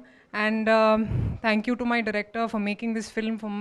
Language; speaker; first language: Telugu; non-native, fluent; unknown